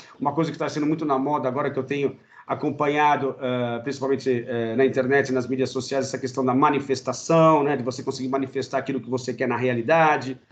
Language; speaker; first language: Portuguese; native; Portuguese